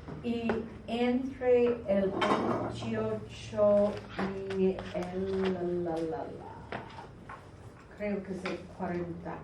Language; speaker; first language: Spanish; non-native, fluent; English